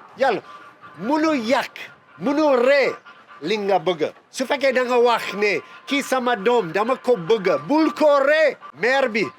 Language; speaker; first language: Wolof; non-native, fluent; English